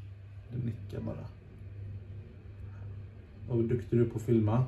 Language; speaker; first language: Swedish; native; Swedish